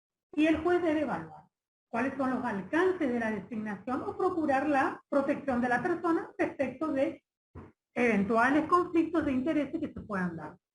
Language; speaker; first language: Spanish; native; Spanish